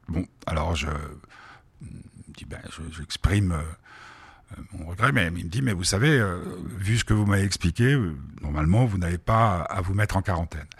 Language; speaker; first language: French; native; French